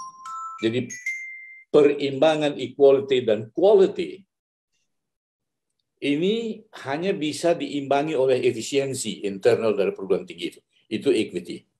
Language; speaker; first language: Malay; native; Malay